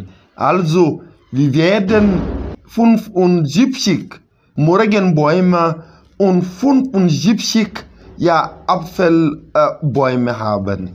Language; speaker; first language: German; non-native, fluent; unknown